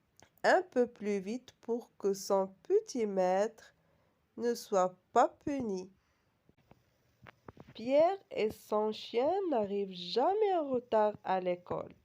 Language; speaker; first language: French; non-native, local second language; Arabic